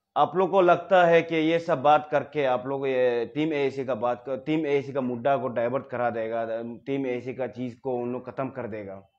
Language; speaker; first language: Hindi; non-native, local second language; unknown